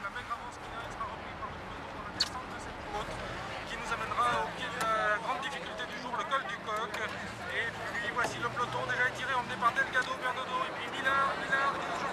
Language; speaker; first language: French; native; French